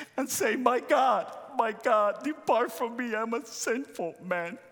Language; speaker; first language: English; non-native, fluent; Spanish